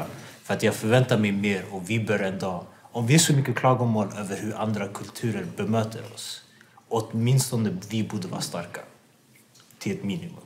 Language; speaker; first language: Swedish; non-native, local second language; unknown